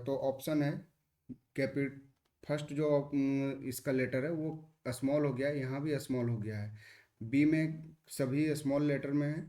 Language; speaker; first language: Hindi; native; Hindi